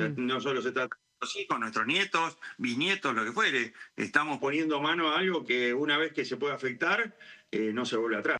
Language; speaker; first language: Spanish; native; Spanish